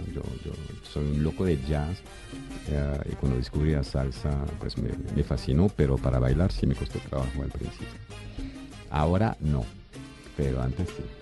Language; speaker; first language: Spanish; non-native, fluent; French